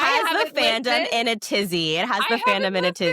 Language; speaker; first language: English; native; English